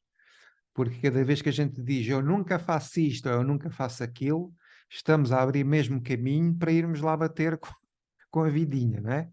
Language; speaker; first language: Portuguese; native; Portuguese